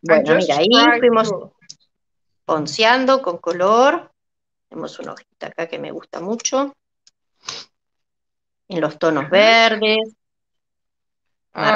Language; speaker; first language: Spanish; native; Spanish